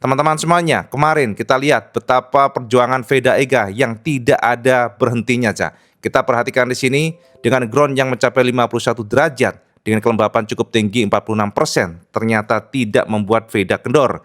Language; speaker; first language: Indonesian; native; Indonesian